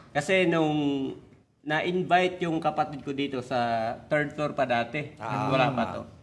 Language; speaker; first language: Filipino; non-native, local second language; Masbatenyo